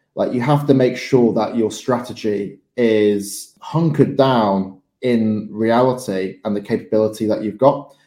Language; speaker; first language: English; native; English